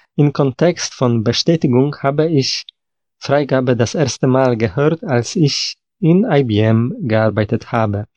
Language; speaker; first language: German; non-native, fluent; Polish